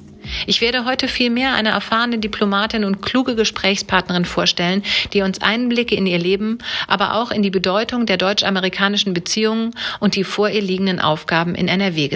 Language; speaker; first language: German; native; German